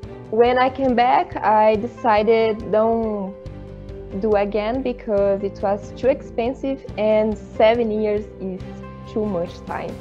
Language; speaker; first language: English; non-native, learner; Portuguese